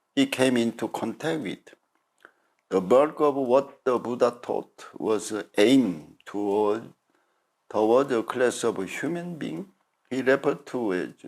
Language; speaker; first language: English; non-native, fluent; Korean